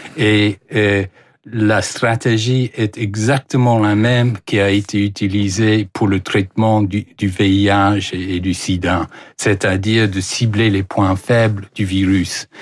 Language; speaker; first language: French; non-native, fluent; English